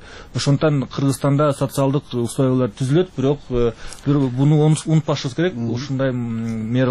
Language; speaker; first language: Kyrgyz; native; Kyrgyz